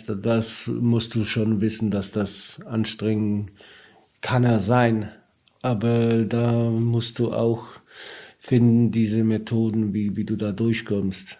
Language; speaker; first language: German; non-native, learner; Polish